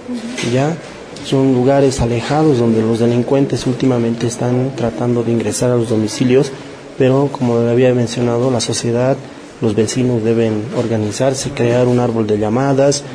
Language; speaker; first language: Spanish; native; Spanish